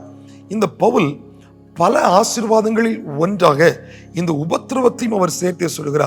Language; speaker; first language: Tamil; native; Tamil